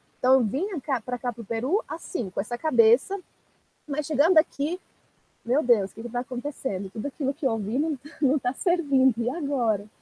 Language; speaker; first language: Portuguese; non-native, fluent; Italian